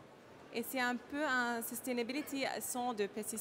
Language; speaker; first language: French; non-native, learner; Arabic